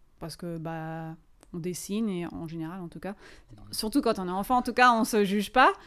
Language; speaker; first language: French; native; French